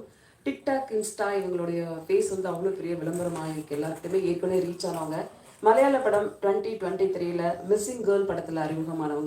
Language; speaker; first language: Tamil; native; Tamil